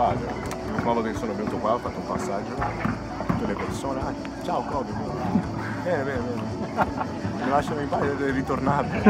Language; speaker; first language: Italian; early bilingual, other home language; English